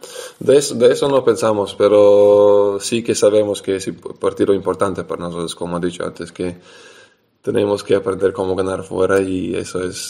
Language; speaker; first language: Spanish; non-native, fluent; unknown